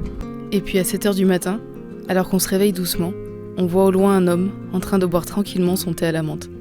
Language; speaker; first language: French; native; French